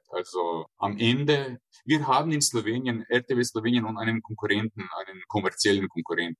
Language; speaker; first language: German; non-native, fluent; Slovenian